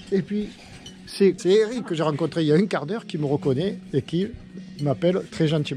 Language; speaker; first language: French; native; French